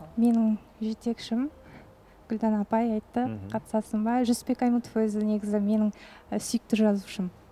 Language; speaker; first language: Kazakh; non-native, local second language; Russian